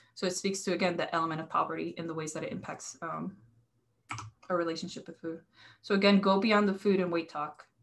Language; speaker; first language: English; non-native, fluent; Spanish